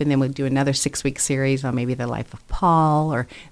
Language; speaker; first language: English; native; English